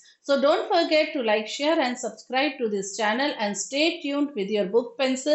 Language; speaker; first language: English; non-native, local second language; Hindi